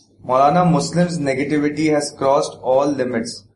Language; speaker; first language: English; non-native, local second language; Hindi